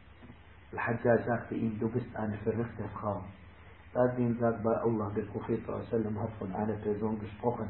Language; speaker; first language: German; non-native, fluent; Arabic